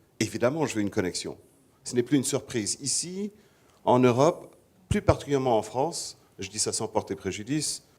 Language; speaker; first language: French; non-native, fluent; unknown